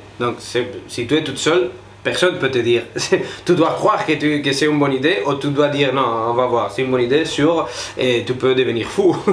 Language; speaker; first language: French; non-native, fluent; Spanish